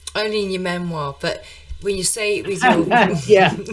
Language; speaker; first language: English; native; English